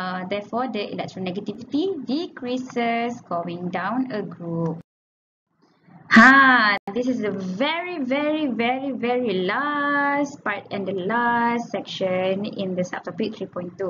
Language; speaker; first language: English; non-native, local second language; Malay